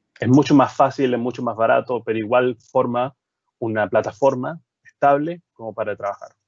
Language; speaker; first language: Spanish; early bilingual, heritage; English